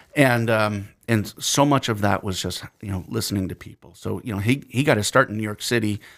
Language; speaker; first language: English; native; English